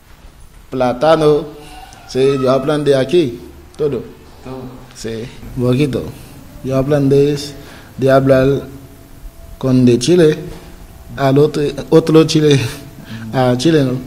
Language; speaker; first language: Spanish; non-native, learner; Haitian Creole